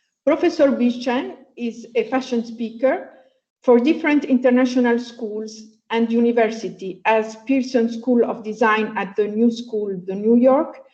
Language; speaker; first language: English; non-native, fluent; Italian